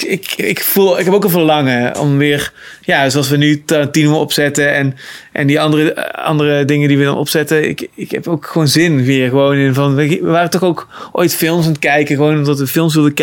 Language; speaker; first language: Dutch; native; Dutch